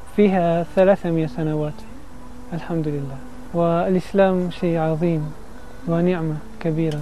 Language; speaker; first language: Arabic; non-native, learner; Italian